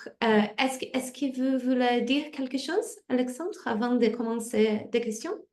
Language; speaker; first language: French; non-native, fluent; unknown